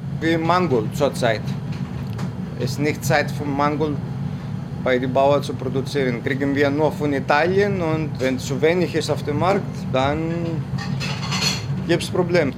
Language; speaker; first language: German; non-native, learner; Greek